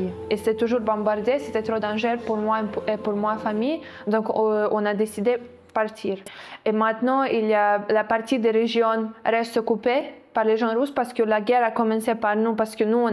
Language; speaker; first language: French; non-native, fluent; Ukrainian